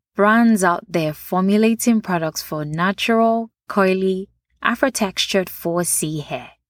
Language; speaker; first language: English; non-native, local second language; Yoruba